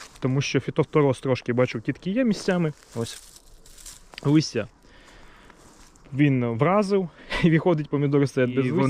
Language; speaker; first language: Ukrainian; native; Ukrainian